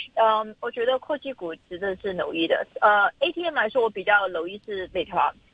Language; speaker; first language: Chinese; non-native, local second language; Cantonese